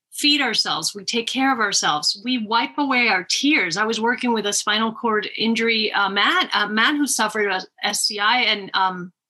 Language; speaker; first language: English; non-native, fluent; Spanish